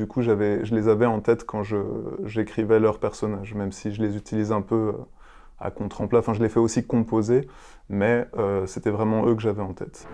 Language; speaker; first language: French; native; French